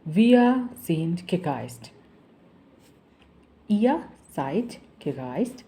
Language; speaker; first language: German; non-native, learner; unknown